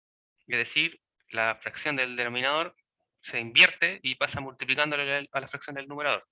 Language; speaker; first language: Spanish; native; Spanish